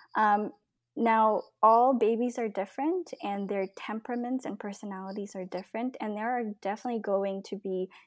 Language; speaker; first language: English; non-native, local second language; Filipino